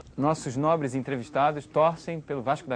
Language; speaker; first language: Portuguese; native; Portuguese